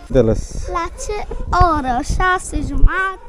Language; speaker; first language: Romanian; native; Romanian